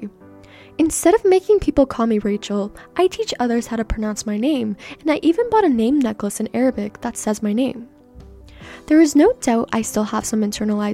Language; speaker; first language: English; early bilingual, other home language; Persian